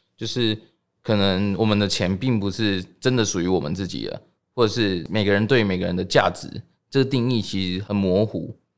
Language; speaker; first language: Chinese; native; Chinese